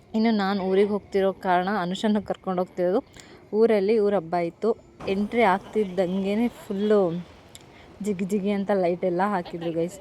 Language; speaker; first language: Kannada; non-native, local second language; Lambadi